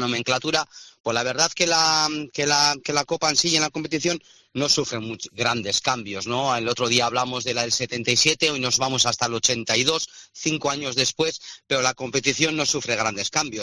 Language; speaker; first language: Spanish; native; Spanish